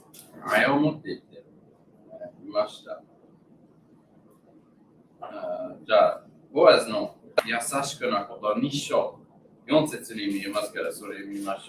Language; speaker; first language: Japanese; non-native, learner; English